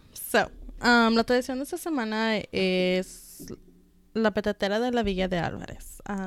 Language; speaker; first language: Spanish; early bilingual, heritage; Spanish